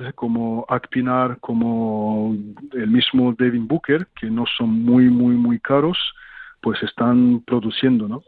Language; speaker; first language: Spanish; non-native, fluent; French